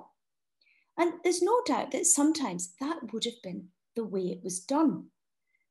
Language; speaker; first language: English; native; English